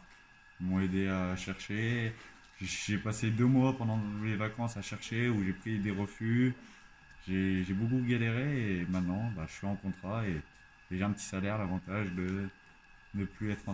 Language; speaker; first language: French; native; French